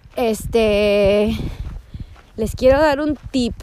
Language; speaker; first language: Spanish; native; Spanish